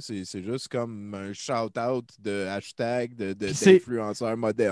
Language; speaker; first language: French; native; French